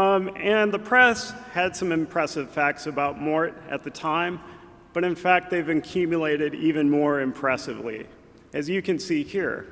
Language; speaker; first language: English; native; English